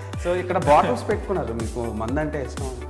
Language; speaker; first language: Telugu; native; Telugu